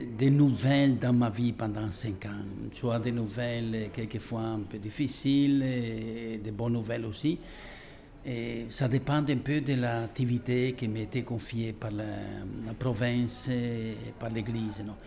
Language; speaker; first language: French; non-native, fluent; Italian